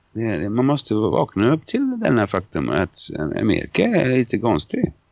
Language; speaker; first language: Swedish; non-native, fluent; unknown